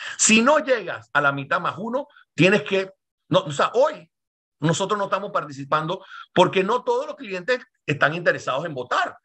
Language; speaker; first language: Spanish; native; Spanish